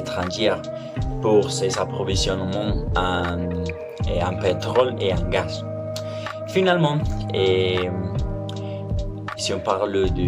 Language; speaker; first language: French; non-native, learner; Spanish